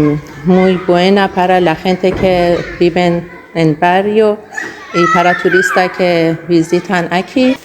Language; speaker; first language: Spanish; non-native, learner; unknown